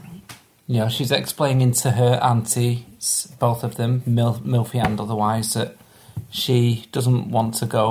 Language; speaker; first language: English; native; English